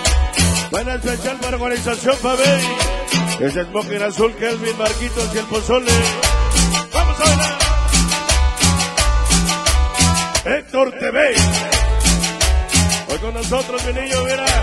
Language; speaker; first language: Spanish; native; Spanish